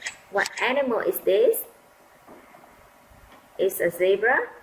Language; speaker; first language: English; non-native, fluent; Vietnamese